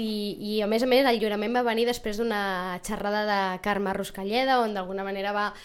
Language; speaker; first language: Catalan; native; Catalan